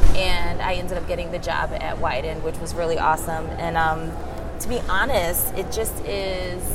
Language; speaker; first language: English; native; English